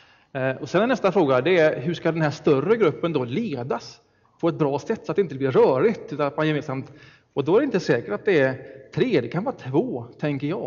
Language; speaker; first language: Swedish; native; Swedish